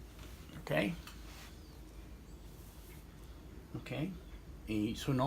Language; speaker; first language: Spanish; non-native, learner; English